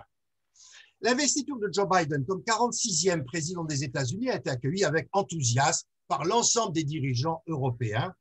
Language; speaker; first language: French; native; French